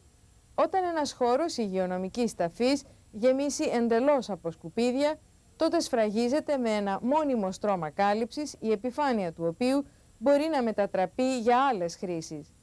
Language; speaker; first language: Greek; native; Greek